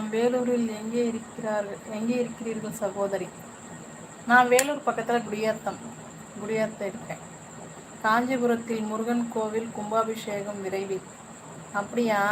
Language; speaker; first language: Tamil; non-native, local second language; Telugu